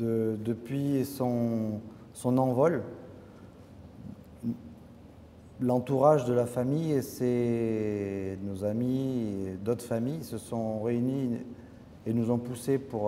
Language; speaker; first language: French; native; French